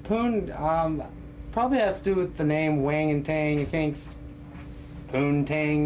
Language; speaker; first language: English; native; English